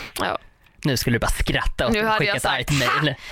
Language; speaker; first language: Swedish; native; Swedish